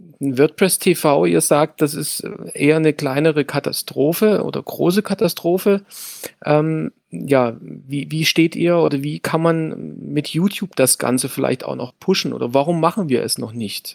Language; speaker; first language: German; native; German